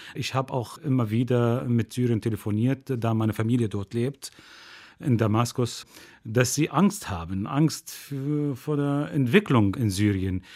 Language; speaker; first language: German; non-native, fluent; Arabic